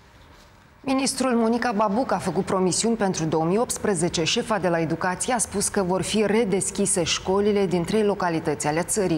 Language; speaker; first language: Romanian; native; Romanian